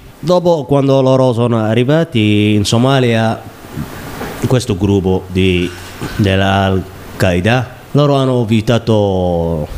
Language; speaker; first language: Italian; non-native, learner; Somali